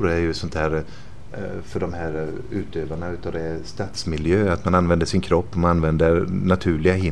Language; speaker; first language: Swedish; native; Swedish